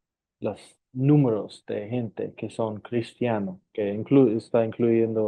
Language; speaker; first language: Spanish; non-native, fluent; English